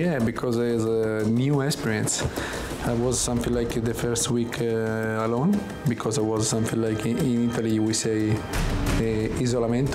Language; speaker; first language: English; non-native, learner; Italian